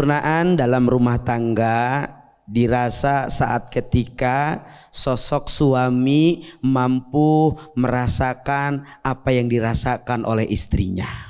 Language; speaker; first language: Indonesian; native; Indonesian